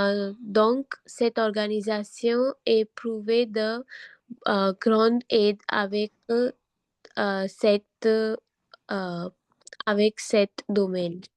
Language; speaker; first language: French; non-native, learner; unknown